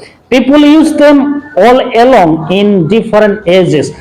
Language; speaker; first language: English; non-native, local second language; Bangla